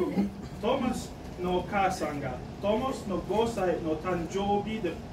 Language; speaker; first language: Japanese; non-native, learner; English